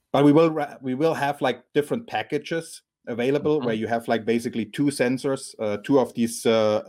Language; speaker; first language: English; non-native, fluent; German